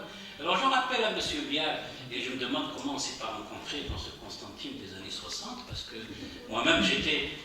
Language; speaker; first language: French; non-native, local second language; Arabic